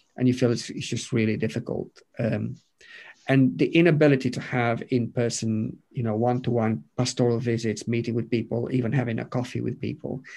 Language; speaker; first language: English; non-native, fluent; Romanian